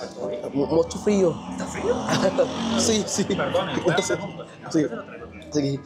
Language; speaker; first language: Spanish; non-native, learner; Filipino